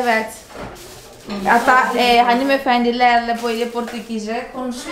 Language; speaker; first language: Turkish; non-native, fluent; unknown